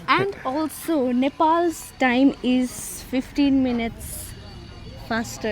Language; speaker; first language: English; non-native, local second language; Malayalam